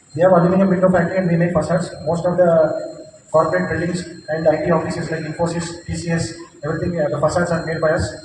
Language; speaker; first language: English; non-native, local second language; Telugu